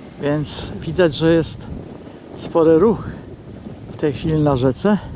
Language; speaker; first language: Polish; native; Polish